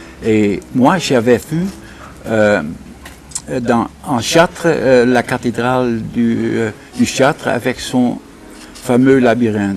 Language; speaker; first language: French; non-native, fluent; Dutch